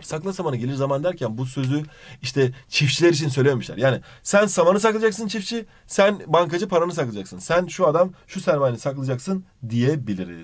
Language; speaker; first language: Turkish; native; Turkish